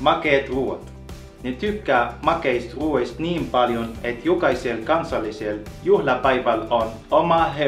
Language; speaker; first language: Finnish; non-native, fluent; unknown